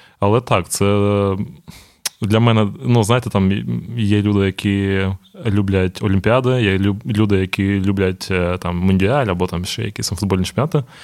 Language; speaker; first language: Ukrainian; non-native, local second language; Russian